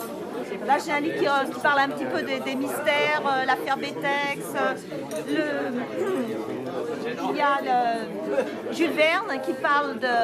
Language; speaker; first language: French; native; French